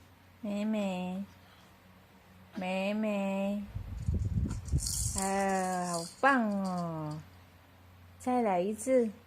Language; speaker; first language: Chinese; non-native, fluent; Indonesian